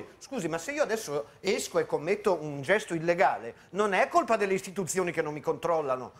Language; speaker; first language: Italian; native; Italian